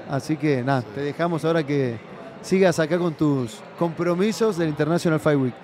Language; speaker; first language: Spanish; native; Spanish